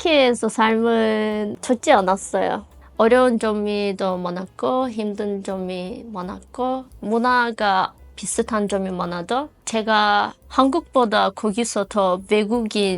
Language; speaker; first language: Korean; non-native, fluent; Azerbaijani